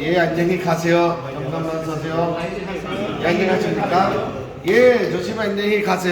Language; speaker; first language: Korean; non-native, learner; Bangla